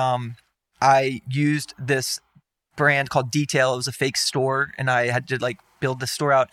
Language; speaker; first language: English; native; English